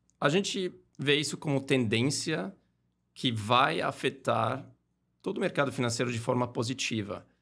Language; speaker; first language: Portuguese; non-native, fluent; German